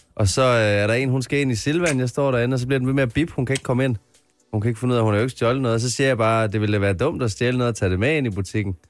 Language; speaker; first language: Danish; native; Danish